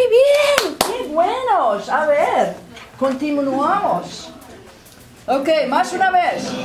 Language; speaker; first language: Spanish; non-native, fluent; Portuguese